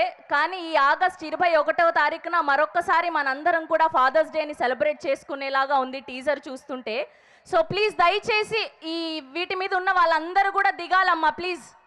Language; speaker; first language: Telugu; native; Telugu